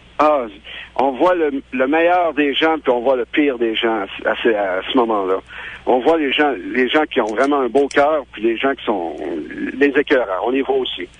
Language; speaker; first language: French; native; French